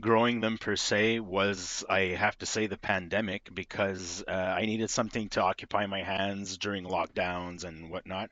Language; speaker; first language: English; native; English